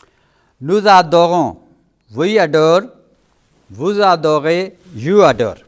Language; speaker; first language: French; non-native, fluent; Urdu